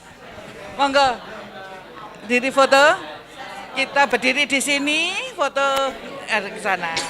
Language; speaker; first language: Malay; non-native, local second language; Javanese